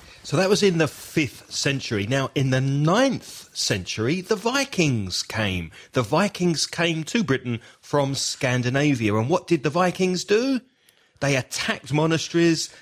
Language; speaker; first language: English; native; English